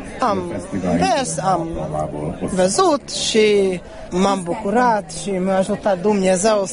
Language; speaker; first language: Romanian; non-native, learner; Hungarian